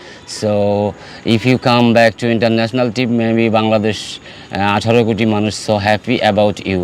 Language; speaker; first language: English; non-native, local second language; Bangla